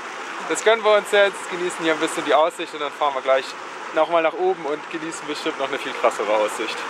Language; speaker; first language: German; native; German